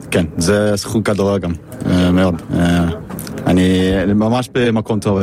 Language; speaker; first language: Hebrew; non-native, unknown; English